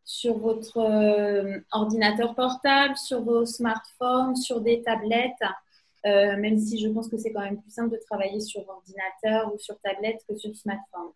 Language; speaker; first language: French; native; French